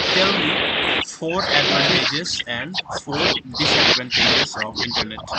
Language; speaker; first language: English; non-native, local second language; Bangla